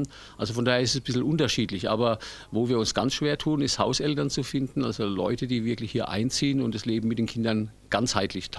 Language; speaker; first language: German; native; German